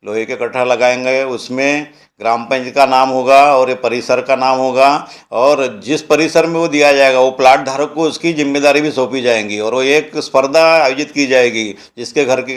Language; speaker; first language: Hindi; non-native, local second language; Marathi